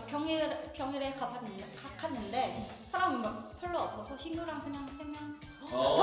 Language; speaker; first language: Korean; non-native, fluent; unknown